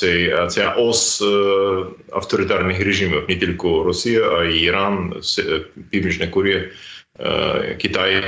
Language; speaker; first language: Ukrainian; non-native, fluent; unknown